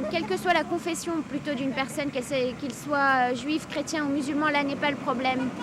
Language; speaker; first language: French; non-native, local second language; Arabic